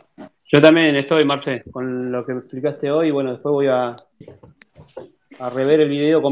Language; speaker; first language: Spanish; native; Spanish